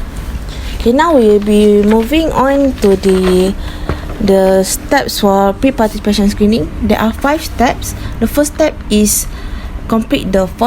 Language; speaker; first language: English; non-native, local second language; Malay